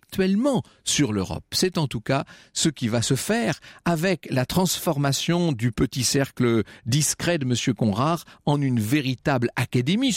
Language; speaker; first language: French; native; French